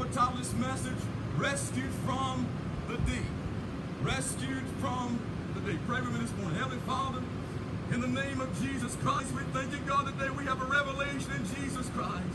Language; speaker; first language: English; native; English